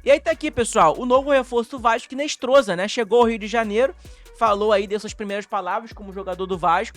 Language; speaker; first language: Portuguese; native; Portuguese